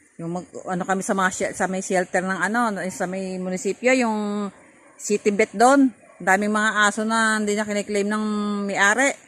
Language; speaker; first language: Filipino; native; Filipino